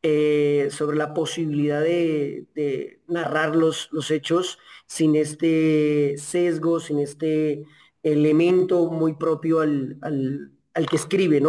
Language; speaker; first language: Spanish; native; Spanish